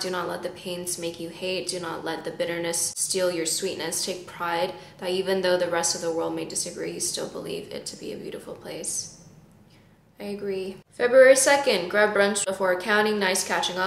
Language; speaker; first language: English; early bilingual, other home language; Chinese